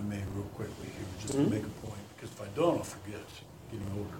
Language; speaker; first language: English; native; English